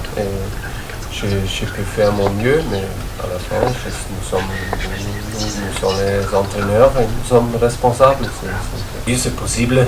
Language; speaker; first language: French; non-native, learner; German